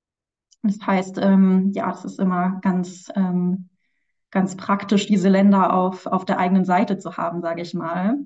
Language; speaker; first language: German; native; German